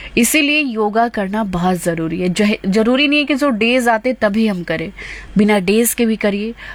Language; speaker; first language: Hindi; native; Hindi